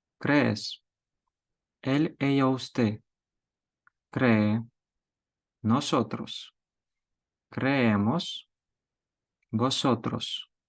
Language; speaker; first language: Spanish; non-native, fluent; Ukrainian